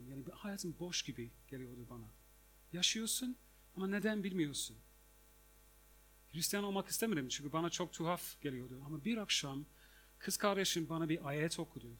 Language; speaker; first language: Turkish; non-native, fluent; English